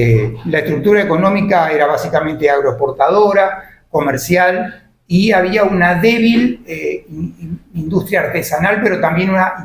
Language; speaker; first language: Spanish; native; Spanish